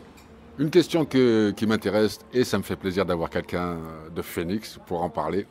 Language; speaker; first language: French; native; French